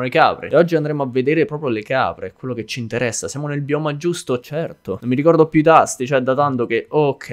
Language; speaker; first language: Italian; native; Italian